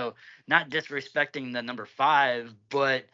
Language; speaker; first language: English; native; English